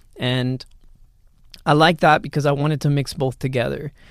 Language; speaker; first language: English; early bilingual, other home language; Spanish